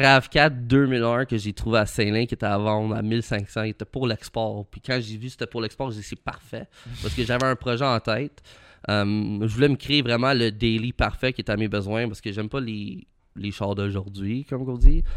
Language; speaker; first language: French; early bilingual, heritage; French